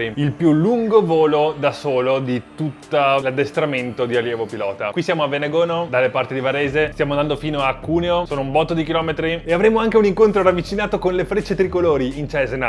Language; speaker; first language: Italian; native; Italian